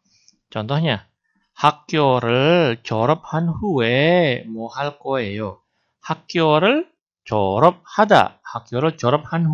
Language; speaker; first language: Korean; non-native, fluent; Indonesian